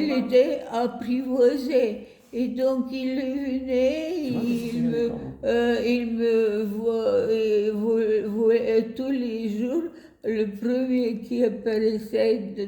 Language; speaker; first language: French; non-native, fluent; Bulgarian